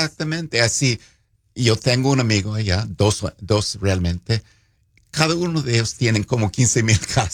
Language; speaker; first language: Spanish; non-native, fluent; English